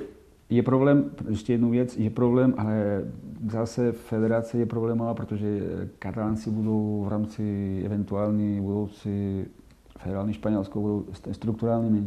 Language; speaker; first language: Czech; non-native, fluent; Catalan